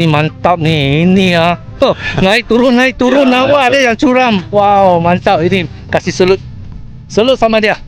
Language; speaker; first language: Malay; non-native, local second language; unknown